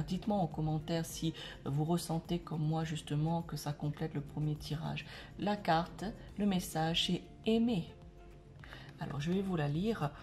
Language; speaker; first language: French; native; French